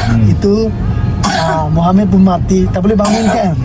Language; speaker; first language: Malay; non-native, learner; Tedim Chin